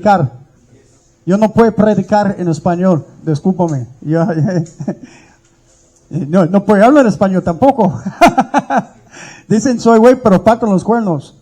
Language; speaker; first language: Spanish; early bilingual, heritage; English